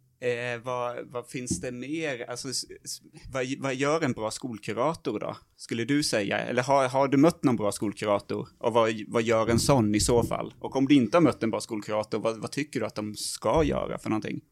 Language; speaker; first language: Swedish; native; Swedish